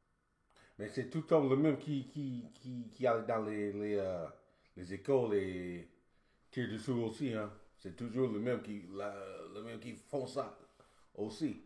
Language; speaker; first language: French; non-native, learner; English